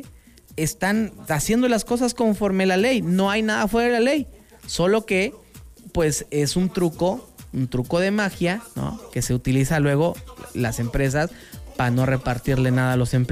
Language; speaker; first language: Spanish; native; Spanish